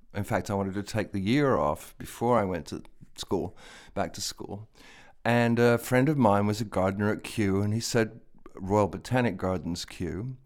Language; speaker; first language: English; native; English